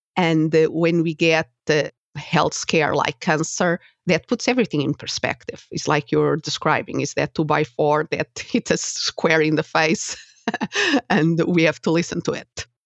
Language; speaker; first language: English; non-native, fluent; Portuguese